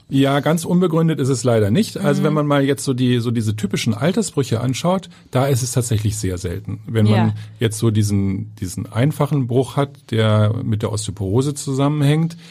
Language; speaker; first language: German; native; German